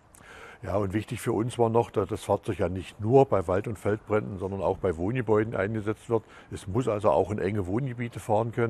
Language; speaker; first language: German; native; German